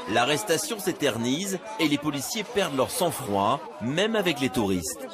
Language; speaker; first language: French; native; French